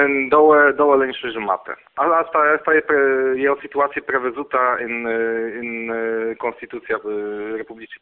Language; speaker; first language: Romanian; non-native, fluent; Polish